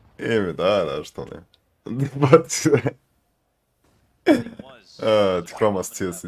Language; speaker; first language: Bulgarian; native; Bulgarian